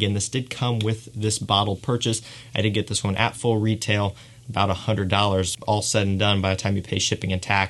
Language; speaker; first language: English; native; English